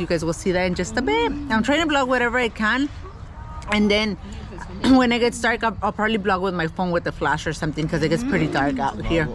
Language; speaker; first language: English; early bilingual, other home language; Spanish